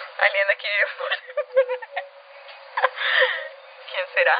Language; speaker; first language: Spanish; native; Spanish